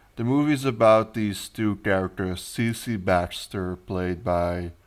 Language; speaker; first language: English; non-native, fluent; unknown